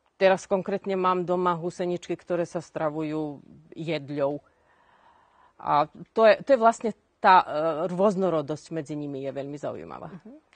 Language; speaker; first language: Slovak; native; Slovak